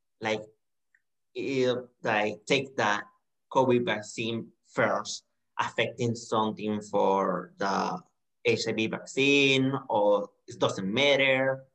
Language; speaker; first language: English; non-native, learner; Spanish